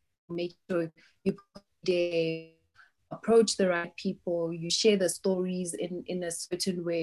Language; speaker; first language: English; non-native, local second language; Tsonga